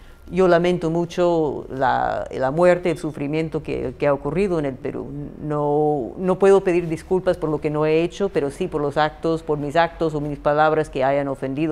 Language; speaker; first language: Spanish; non-native, fluent; English